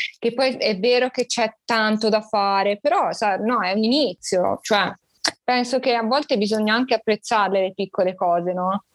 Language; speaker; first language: Italian; native; Italian